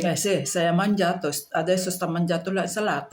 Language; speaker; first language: Italian; non-native, fluent; Filipino